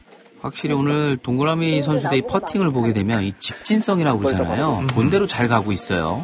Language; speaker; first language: Korean; native; Korean